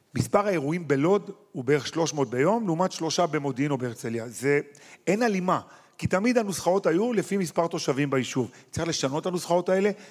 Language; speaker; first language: Hebrew; native; Hebrew